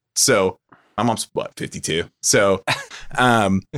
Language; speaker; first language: English; native; English